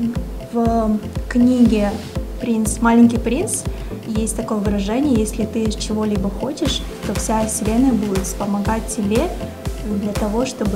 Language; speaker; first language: Russian; non-native, local second language; Kazakh